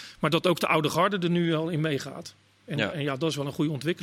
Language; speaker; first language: Dutch; native; Dutch